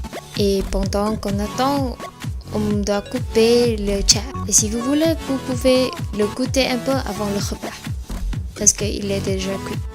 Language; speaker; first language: French; non-native, learner; Vietnamese